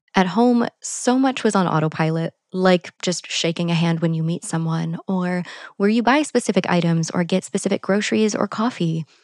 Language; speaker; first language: English; native; English